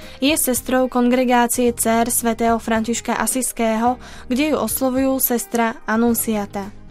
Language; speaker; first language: Slovak; native; Slovak